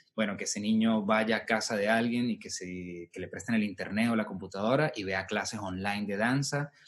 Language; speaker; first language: Spanish; native; Spanish